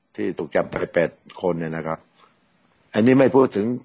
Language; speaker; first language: Thai; native; Thai